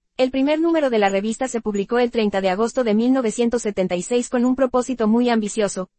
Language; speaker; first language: Spanish; native; Spanish